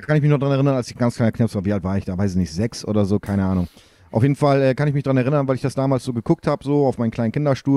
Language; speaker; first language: German; native; German